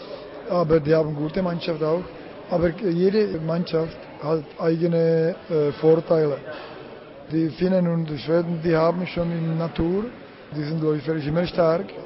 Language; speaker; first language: German; non-native, learner; Czech